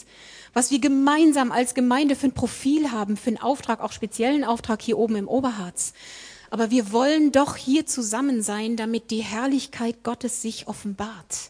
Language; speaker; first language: German; native; German